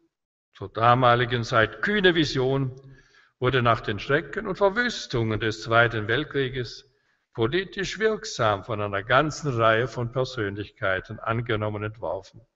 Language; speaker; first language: German; native; German